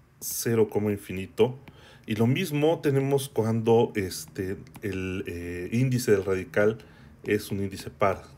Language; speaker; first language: Spanish; native; Spanish